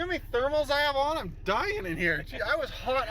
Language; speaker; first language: English; native; English